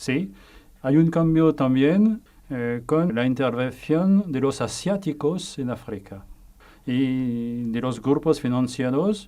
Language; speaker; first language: Spanish; non-native, fluent; French